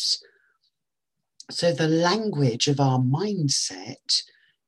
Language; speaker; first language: English; native; English